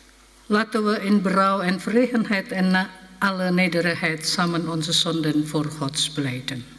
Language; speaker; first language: Dutch; non-native, fluent; Indonesian